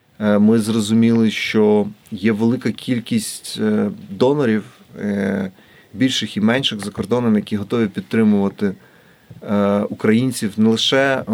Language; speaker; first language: Ukrainian; native; Ukrainian